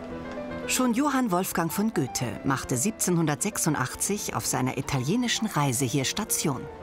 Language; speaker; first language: German; native; German